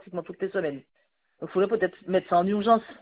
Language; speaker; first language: French; native; French